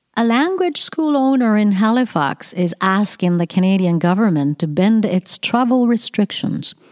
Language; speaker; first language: English; non-native, fluent; Japanese